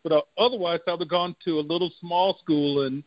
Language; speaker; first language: English; native; English